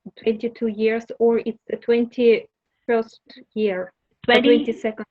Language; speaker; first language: English; non-native, learner; Russian